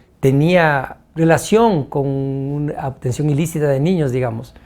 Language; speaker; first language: Spanish; native; Spanish